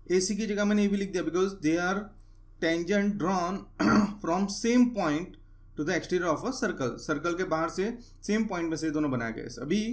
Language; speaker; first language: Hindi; non-native, local second language; Gujarati